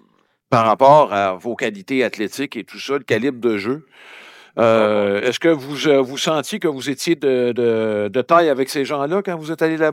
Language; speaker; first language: French; native; French